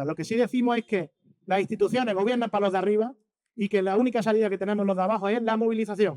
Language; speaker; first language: Spanish; native; Spanish